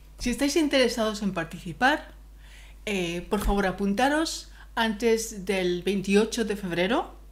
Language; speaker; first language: Spanish; native; Spanish